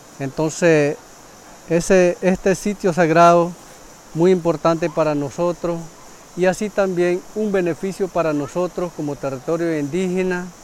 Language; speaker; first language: Spanish; non-native, local second language; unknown